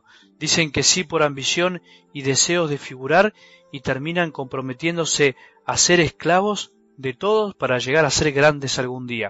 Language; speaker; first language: Spanish; native; Spanish